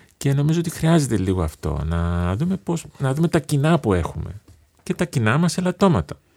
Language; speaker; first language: Greek; native; Greek